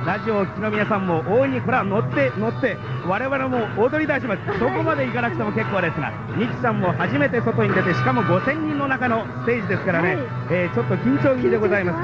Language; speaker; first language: Japanese; native; Japanese